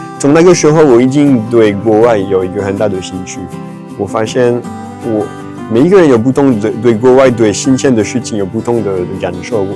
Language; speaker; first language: Chinese; non-native, fluent; French